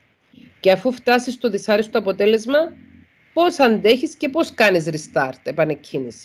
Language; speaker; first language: Greek; native; Greek